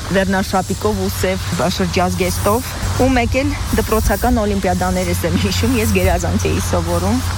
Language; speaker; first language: Armenian; native; Armenian